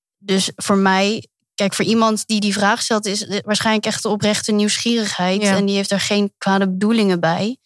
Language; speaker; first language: Dutch; early bilingual, other home language; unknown